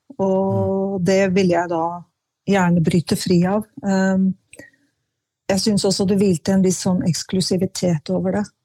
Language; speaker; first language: Norwegian; native; Norwegian